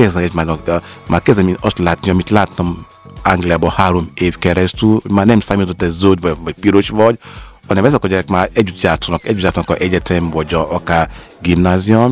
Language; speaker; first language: Hungarian; non-native, learner; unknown